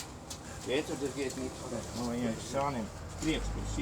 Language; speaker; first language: German; non-native, learner; Latvian